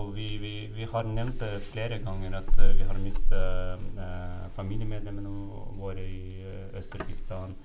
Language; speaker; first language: Norwegian; non-native, fluent; Uyghur